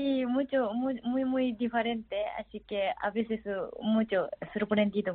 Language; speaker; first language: Spanish; non-native, learner; Japanese